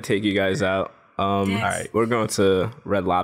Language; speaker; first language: English; native; English